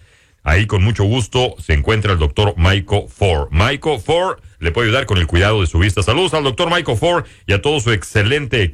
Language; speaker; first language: Spanish; native; Spanish